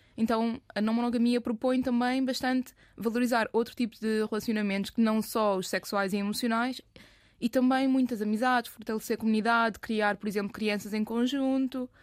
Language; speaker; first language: Portuguese; native; Portuguese